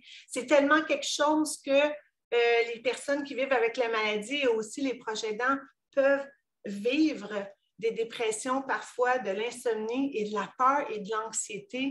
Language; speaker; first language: French; native; French